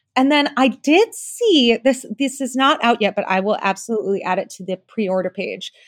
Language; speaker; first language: English; native; English